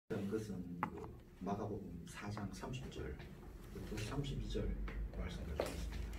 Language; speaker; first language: Korean; native; Korean